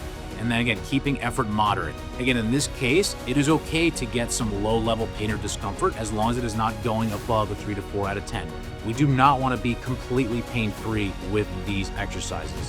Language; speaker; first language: English; native; English